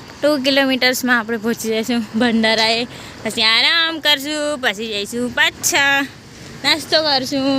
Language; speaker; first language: Gujarati; non-native, local second language; Kukna